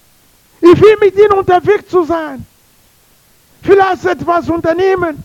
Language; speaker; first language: German; non-native, learner; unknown